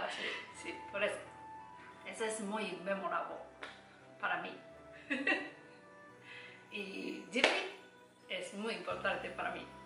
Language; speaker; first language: Spanish; non-native, learner; Japanese